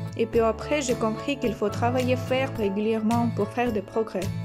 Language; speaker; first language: French; non-native, learner; Russian